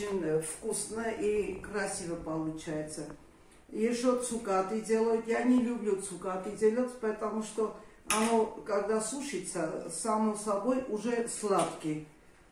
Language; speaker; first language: Russian; non-native, fluent; Armenian